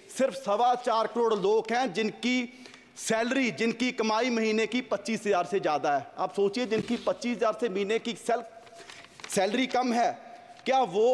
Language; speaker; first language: Hindi; native; Hindi